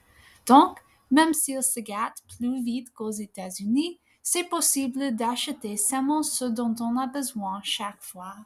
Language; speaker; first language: French; non-native, fluent; English